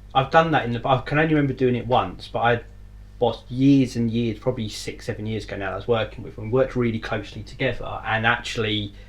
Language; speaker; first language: English; native; English